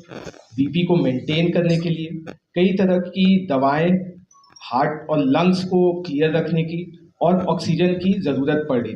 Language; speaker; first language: Hindi; native; Hindi